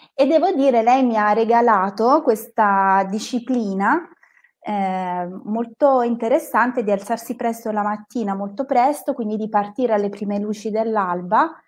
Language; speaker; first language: Italian; native; Italian